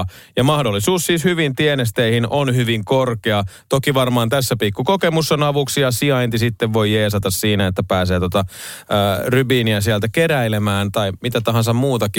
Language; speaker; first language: Finnish; native; Finnish